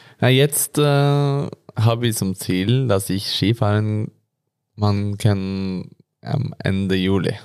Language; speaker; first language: German; non-native, learner; Norwegian